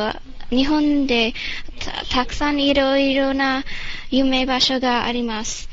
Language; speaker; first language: Japanese; non-native, learner; English